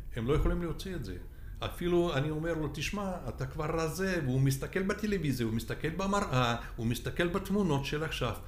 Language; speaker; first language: Hebrew; non-native, fluent; Russian